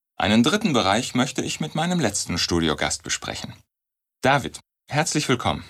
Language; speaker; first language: German; native; German